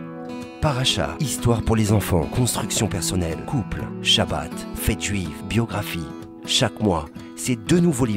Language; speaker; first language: French; native; French